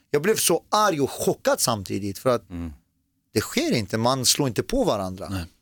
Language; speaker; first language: Swedish; early bilingual, other home language; Persian